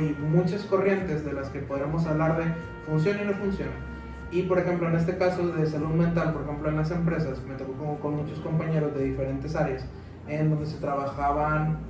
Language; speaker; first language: Spanish; native; Spanish